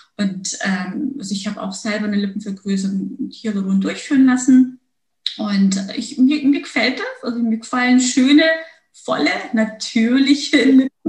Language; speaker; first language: German; early bilingual, other home language; Turkish